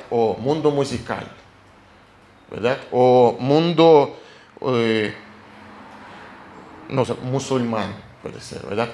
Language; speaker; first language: Spanish; non-native, fluent; Russian